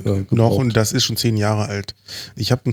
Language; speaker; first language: German; native; German